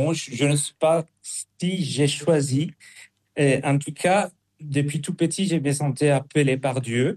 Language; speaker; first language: French; non-native, fluent; Spanish